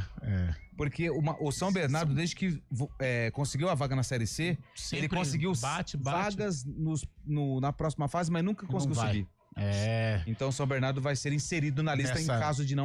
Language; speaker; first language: Portuguese; native; Portuguese